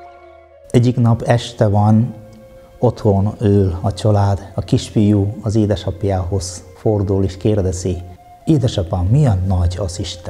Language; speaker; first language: Hungarian; non-native, fluent; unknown